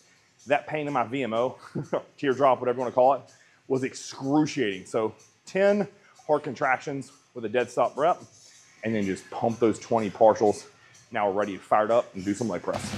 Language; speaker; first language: English; native; English